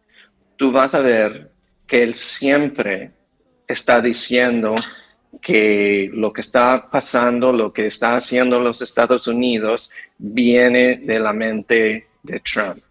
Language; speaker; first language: Spanish; non-native, fluent; English